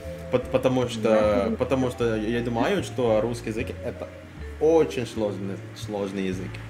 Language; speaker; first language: Russian; non-native, learner; Indonesian